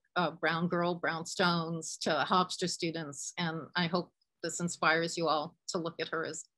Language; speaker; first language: English; native; English